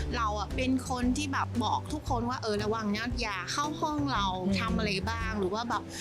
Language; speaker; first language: Thai; non-native, fluent; Vietnamese